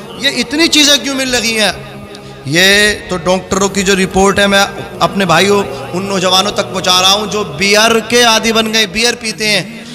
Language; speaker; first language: Urdu; native; Urdu